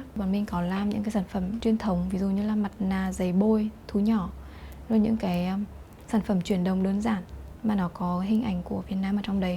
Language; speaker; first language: Vietnamese; native; Vietnamese